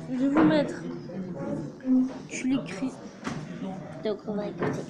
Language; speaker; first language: French; native; French